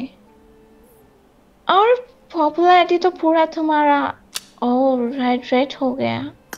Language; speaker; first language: Hindi; non-native, learner; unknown